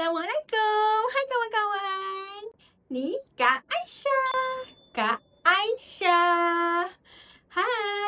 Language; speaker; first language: Malay; native; Malay